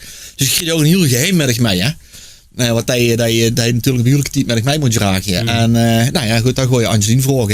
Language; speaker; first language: Dutch; native; Dutch